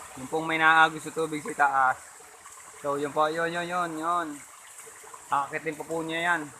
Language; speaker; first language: Filipino; native; Filipino